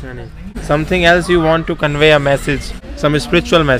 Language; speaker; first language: Hindi; native; Hindi